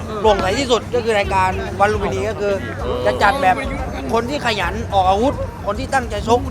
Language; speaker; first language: Thai; native; Thai